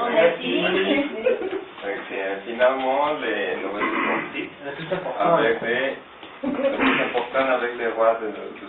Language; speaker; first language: French; non-native, learner; Spanish